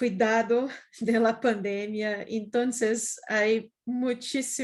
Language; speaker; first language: Spanish; non-native, fluent; Portuguese